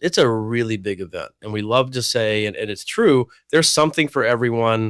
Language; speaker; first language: English; native; English